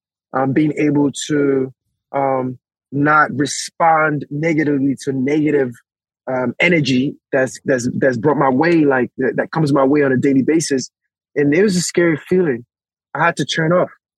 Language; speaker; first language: English; non-native, local second language; Yoruba